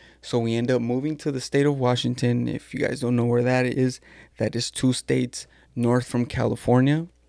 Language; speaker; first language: English; early bilingual, other home language; Spanish